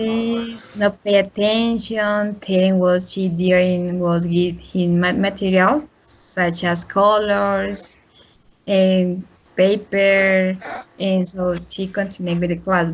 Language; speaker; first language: English; non-native, learner; Spanish